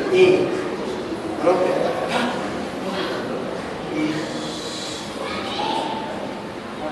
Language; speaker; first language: Spanish; non-native, learner; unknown